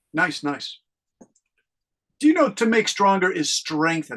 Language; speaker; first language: English; native; English